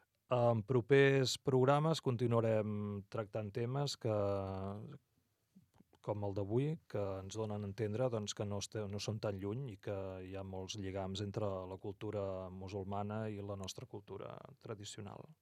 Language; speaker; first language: Catalan; native; Catalan